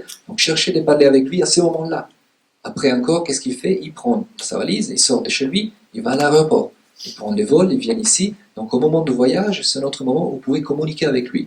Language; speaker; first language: French; native; French